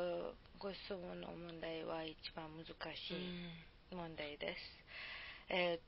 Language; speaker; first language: Japanese; non-native, learner; Serbian